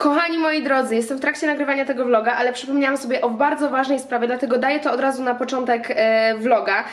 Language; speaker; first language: Polish; native; Polish